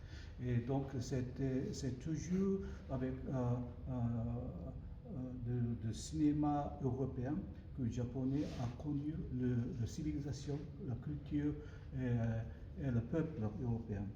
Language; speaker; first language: French; non-native, learner; Japanese